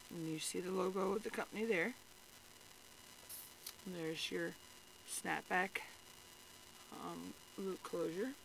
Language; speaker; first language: English; native; English